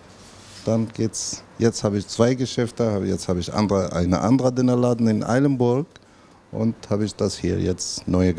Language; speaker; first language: German; non-native, learner; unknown